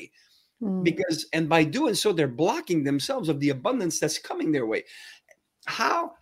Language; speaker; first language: English; non-native, fluent; French